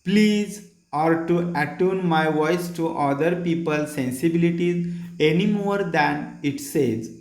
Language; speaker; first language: English; non-native, local second language; Marathi